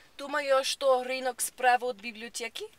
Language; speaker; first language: Russian; non-native, learner; English